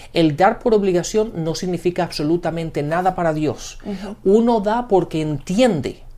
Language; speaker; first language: Spanish; early bilingual, heritage; Spanish